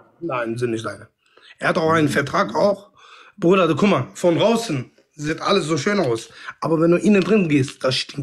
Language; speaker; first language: German; non-native, fluent; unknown